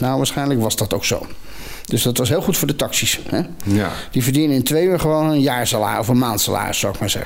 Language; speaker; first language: Dutch; native; Dutch